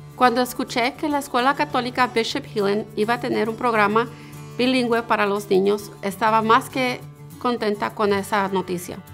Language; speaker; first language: Spanish; early bilingual, heritage; Spanish